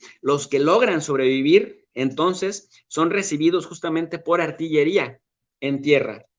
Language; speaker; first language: Spanish; native; Spanish